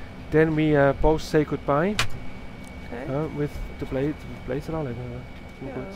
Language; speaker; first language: English; non-native, fluent; German